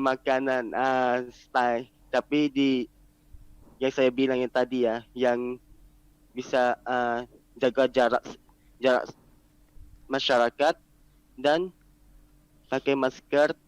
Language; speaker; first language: Indonesian; non-native, learner; Malay